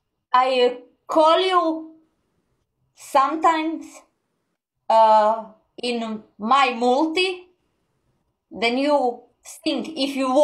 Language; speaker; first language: English; non-native, learner; Croatian